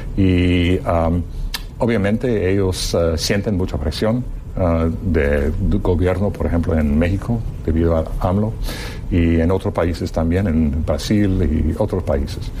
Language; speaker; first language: Spanish; non-native, fluent; English